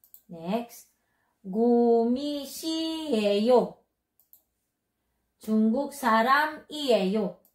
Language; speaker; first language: Korean; non-native, fluent; Filipino